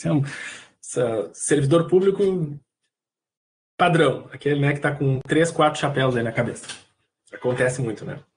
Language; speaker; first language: Portuguese; native; Portuguese